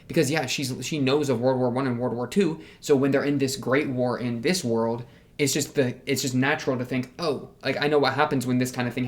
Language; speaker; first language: English; native; English